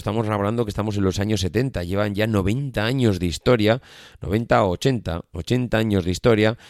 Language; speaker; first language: Spanish; native; Spanish